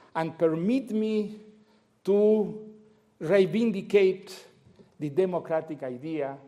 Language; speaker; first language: English; non-native, fluent; Spanish